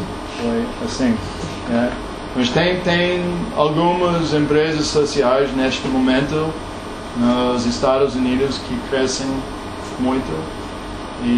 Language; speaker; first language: Portuguese; non-native, learner; English